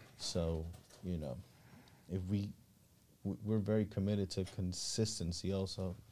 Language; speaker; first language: English; native; English